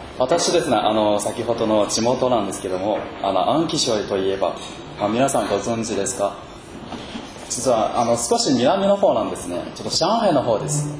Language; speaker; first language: Japanese; non-native, fluent; Chinese